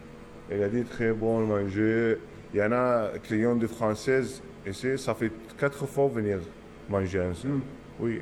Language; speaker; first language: French; non-native, learner; Arabic